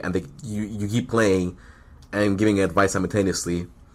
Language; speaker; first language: English; early bilingual, other home language; Spanish